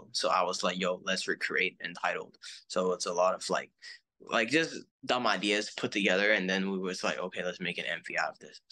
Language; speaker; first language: English; non-native, local second language; Cantonese